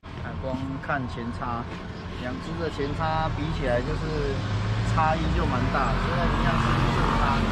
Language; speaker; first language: Chinese; native; Chinese